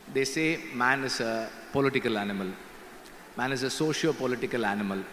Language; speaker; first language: English; non-native, local second language; Tamil